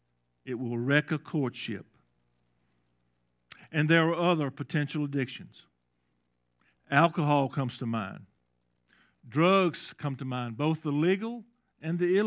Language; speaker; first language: English; native; English